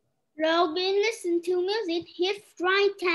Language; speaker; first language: English; non-native, learner; Vietnamese